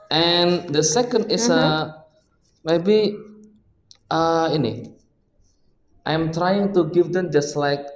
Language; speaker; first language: English; non-native, learner; Indonesian